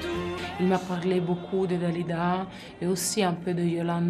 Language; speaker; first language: French; non-native, fluent; Italian